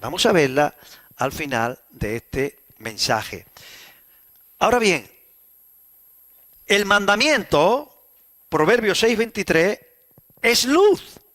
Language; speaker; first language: Spanish; native; Spanish